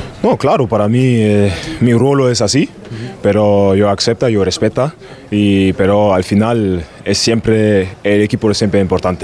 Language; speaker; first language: Spanish; non-native, learner; German